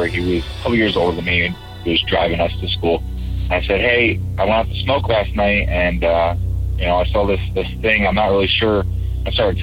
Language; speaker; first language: English; native; English